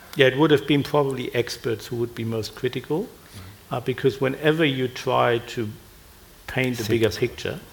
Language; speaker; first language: English; non-native, fluent; German